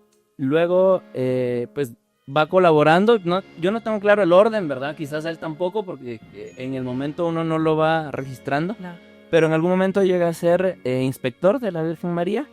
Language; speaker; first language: Spanish; native; Spanish